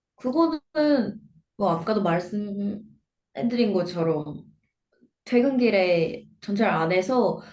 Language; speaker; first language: Korean; non-native, fluent; Japanese